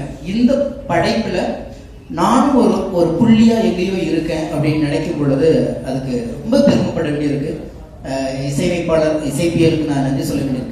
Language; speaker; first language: Tamil; native; Tamil